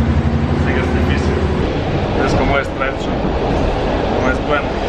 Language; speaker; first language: Spanish; non-native, fluent; Italian